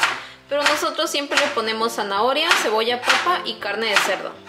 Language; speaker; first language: Spanish; native; Spanish